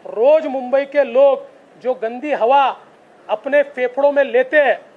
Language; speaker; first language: Hindi; non-native, local second language; Marathi